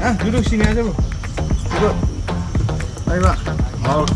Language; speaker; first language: Indonesian; non-native, learner; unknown